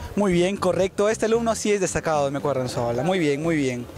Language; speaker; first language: Spanish; native; Spanish